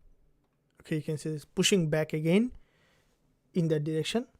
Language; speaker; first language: English; non-native, fluent; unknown